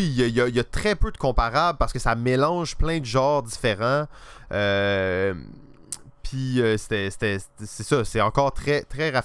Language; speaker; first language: French; native; French